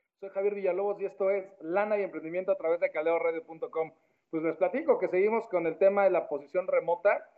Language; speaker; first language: Spanish; native; Spanish